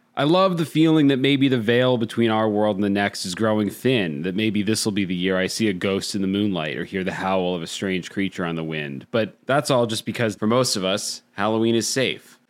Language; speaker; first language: English; native; English